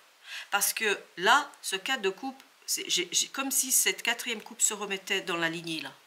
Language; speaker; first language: French; native; French